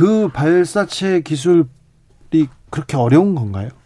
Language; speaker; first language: Korean; native; Korean